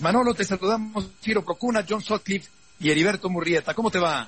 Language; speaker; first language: Spanish; native; Spanish